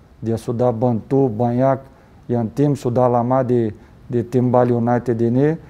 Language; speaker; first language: Indonesian; non-native, learner; Portuguese